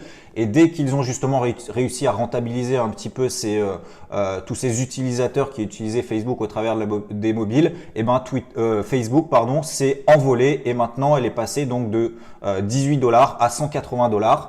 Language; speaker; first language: French; native; French